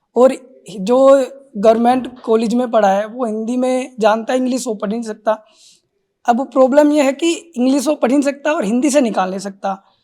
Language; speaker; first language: Hindi; native; Hindi